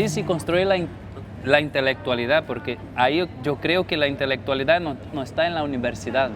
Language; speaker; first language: Spanish; non-native, fluent; Portuguese